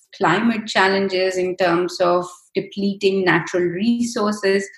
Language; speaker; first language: English; non-native, local second language; Hindi